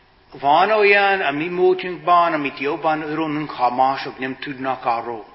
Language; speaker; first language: Hungarian; non-native, fluent; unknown